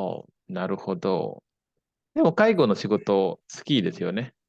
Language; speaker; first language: Japanese; non-native, fluent; Indonesian